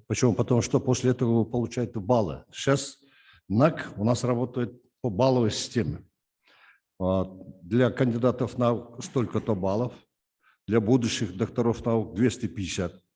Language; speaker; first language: Russian; non-native, local second language; Kyrgyz